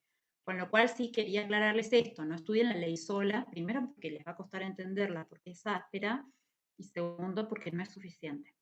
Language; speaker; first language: Spanish; native; Spanish